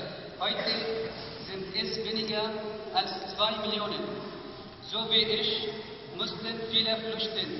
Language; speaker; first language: German; non-native, learner; Arabic